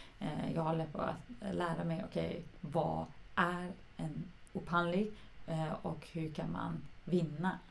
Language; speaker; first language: Swedish; non-native, fluent; Persian